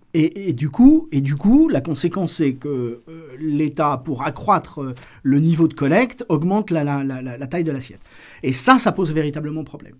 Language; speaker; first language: French; native; French